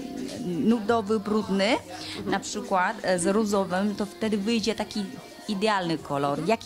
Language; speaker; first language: Polish; non-native, learner; Vietnamese